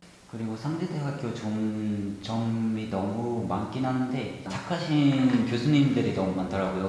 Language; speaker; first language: Korean; non-native, fluent; Uzbek